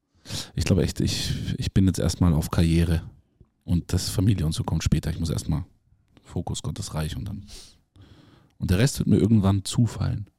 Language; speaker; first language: German; native; German